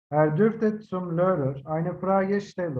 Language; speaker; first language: German; non-native, fluent; Turkish